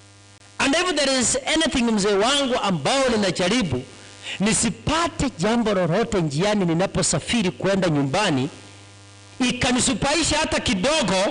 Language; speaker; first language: Swahili; non-native, local second language; Gusii